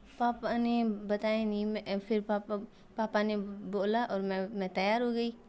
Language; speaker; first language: Hindi; native; Hindi